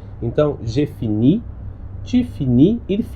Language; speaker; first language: French; non-native, learner; Portuguese